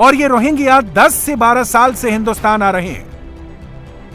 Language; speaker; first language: Hindi; native; Hindi